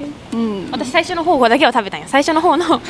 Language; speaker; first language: Japanese; native; Japanese